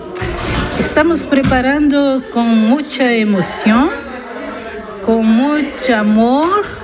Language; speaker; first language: Spanish; non-native, learner; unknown